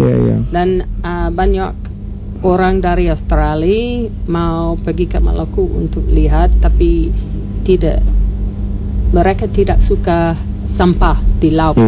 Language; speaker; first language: Indonesian; non-native, learner; English